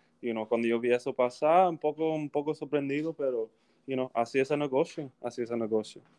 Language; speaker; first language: Spanish; early bilingual, heritage; English